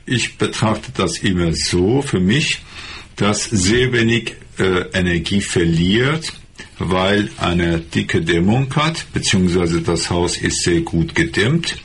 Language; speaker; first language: German; non-native, fluent; Persian